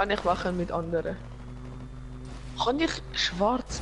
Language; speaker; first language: German; non-native, learner; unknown